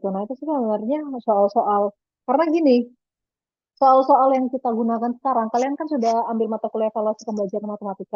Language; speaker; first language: Indonesian; native; Indonesian